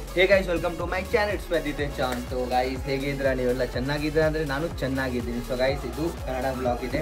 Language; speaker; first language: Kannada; non-native, learner; Hindi